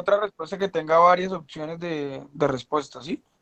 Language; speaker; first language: Spanish; native; Spanish